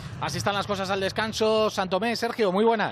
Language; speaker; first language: Spanish; native; Spanish